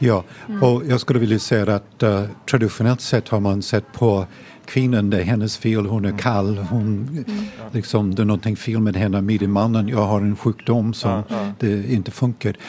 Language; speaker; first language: Swedish; non-native, fluent; English